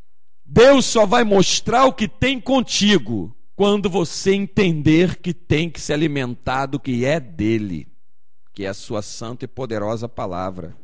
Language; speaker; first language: Portuguese; native; Portuguese